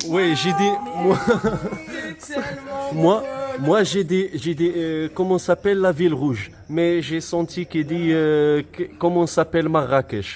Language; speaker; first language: French; non-native, learner; Arabic